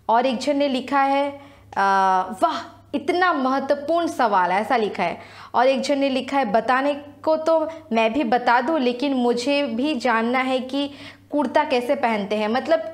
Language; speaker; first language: Hindi; non-native, local second language; Sadri